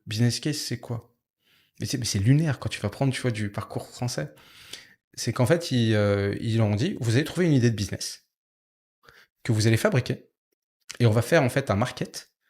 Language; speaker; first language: French; native; French